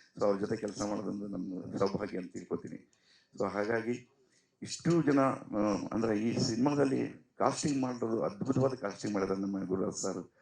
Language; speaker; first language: Kannada; native; Kannada